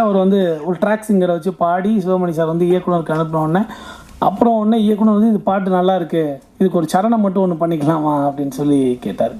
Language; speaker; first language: Tamil; native; Tamil